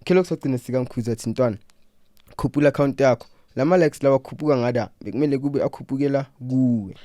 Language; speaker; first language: Zulu; non-native, local second language; Southern Sotho